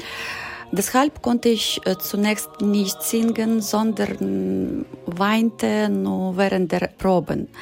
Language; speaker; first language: German; non-native, learner; Ukrainian